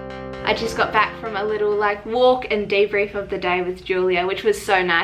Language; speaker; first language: English; native; English